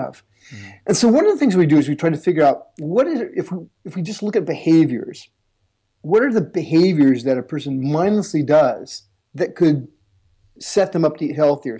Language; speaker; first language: English; native; English